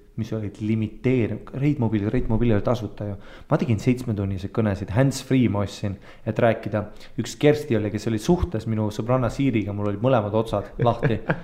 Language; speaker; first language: Estonian; early bilingual, heritage; Estonian